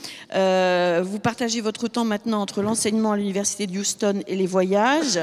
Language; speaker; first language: French; native; French